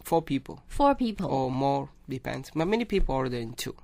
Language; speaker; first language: English; non-native, learner; Italian